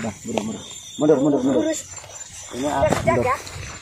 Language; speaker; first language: Indonesian; native; Indonesian